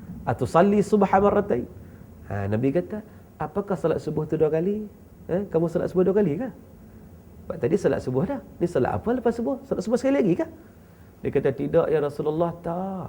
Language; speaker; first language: Malay; native; Malay